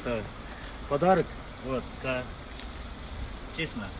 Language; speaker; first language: Russian; non-native, learner; Kyrgyz